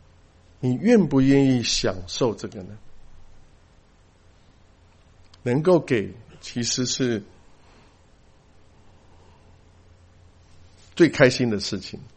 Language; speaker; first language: Chinese; native; Chinese